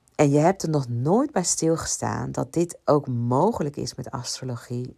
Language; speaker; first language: Dutch; native; Dutch